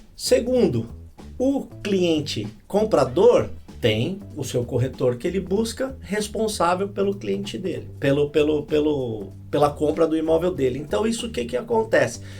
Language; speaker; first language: Portuguese; native; Portuguese